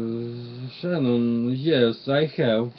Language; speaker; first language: English; non-native, learner; Russian